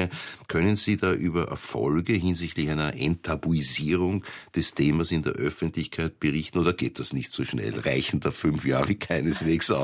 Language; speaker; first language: German; native; German